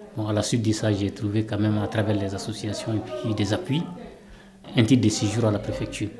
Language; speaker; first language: French; non-native, local second language; Bambara